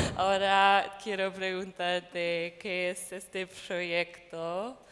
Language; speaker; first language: Spanish; non-native, fluent; English